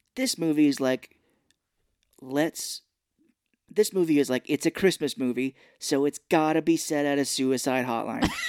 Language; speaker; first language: English; native; English